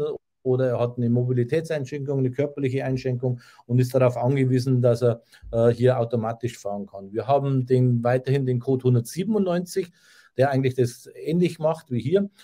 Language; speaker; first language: German; native; German